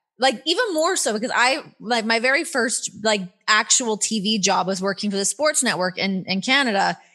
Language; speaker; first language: English; native; English